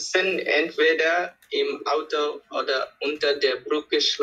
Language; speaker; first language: German; non-native, learner; Bangla